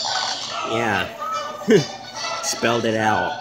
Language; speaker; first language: English; native; English